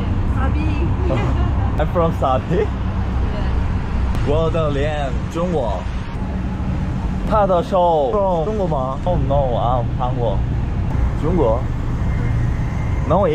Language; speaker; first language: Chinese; non-native, learner; Korean